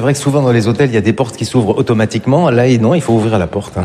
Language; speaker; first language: French; native; French